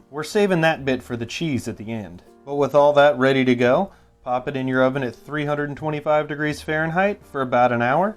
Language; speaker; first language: English; native; English